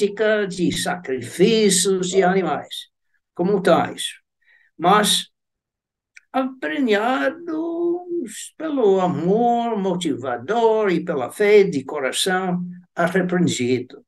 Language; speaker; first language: Portuguese; non-native, fluent; English